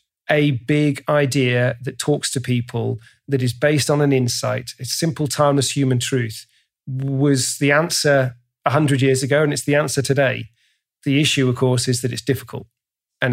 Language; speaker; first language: English; native; English